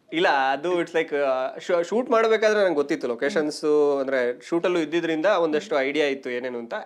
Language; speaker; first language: Kannada; native; Kannada